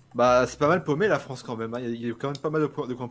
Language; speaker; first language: French; native; French